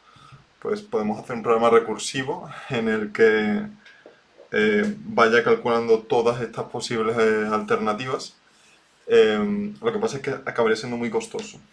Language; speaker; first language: Spanish; native; Spanish